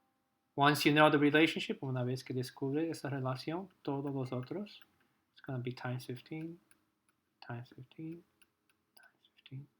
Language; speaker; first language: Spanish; non-native, fluent; English